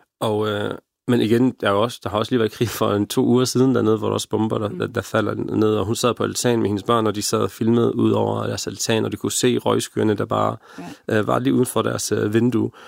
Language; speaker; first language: Danish; early bilingual, other home language; Arabic